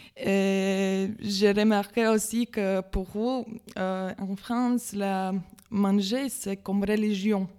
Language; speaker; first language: French; non-native, learner; Latvian